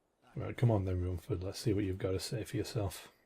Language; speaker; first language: English; native; English